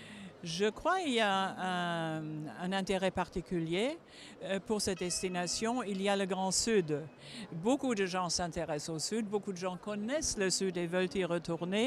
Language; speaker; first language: French; non-native, fluent; German